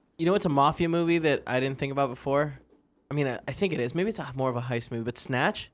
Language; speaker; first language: English; native; English